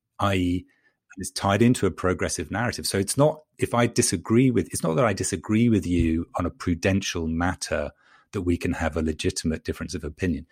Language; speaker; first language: English; native; English